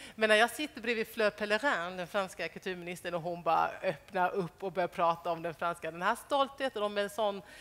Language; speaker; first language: Swedish; native; Swedish